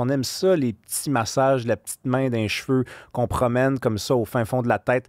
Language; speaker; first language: French; native; French